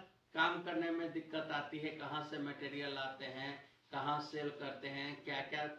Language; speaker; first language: Hindi; native; Hindi